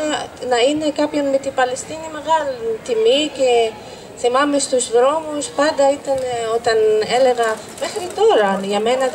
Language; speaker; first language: Greek; non-native, fluent; Arabic